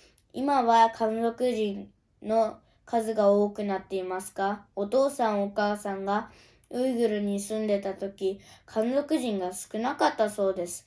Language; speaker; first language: Japanese; early bilingual, other home language; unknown